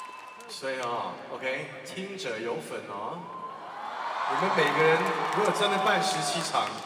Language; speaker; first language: Chinese; non-native, local second language; Cantonese